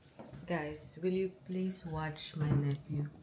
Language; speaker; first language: English; non-native, local second language; Filipino